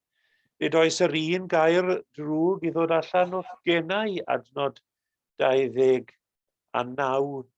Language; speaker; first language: Welsh; native; Welsh